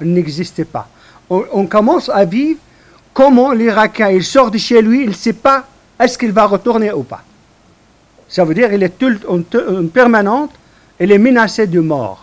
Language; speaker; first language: French; non-native, fluent; Arabic